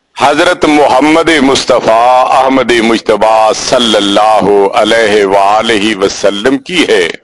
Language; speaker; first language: Urdu; native; Urdu